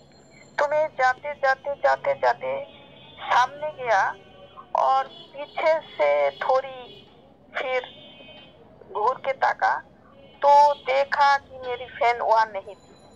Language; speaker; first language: Hindi; non-native, learner; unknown